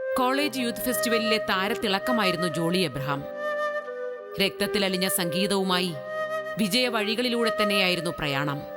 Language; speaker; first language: Malayalam; native; Malayalam